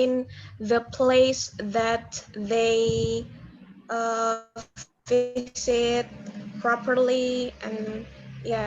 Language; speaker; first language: English; non-native, learner; Indonesian